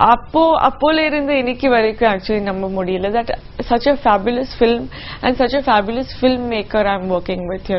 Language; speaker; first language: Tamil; non-native, local second language; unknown